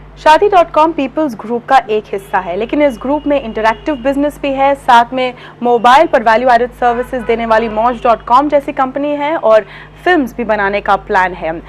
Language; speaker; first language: Hindi; native; Hindi